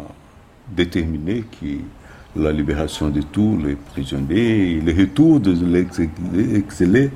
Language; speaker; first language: French; non-native, fluent; Portuguese